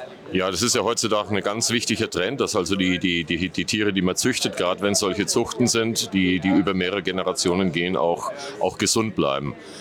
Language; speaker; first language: German; native; German